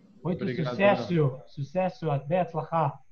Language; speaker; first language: Portuguese; non-native, fluent; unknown